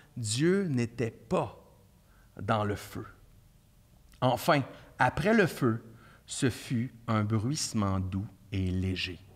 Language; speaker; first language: French; native; French